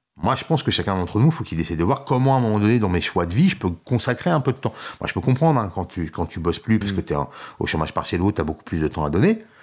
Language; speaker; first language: French; early bilingual, other home language; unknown